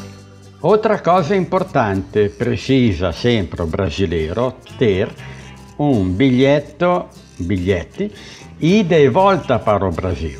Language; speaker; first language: Portuguese; non-native, learner; Italian